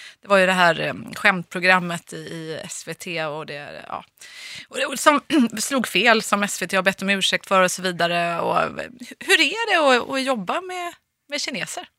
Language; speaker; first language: Swedish; native; Swedish